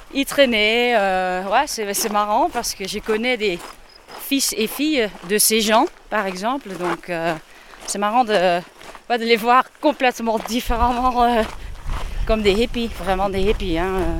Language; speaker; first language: French; non-native, fluent; Dutch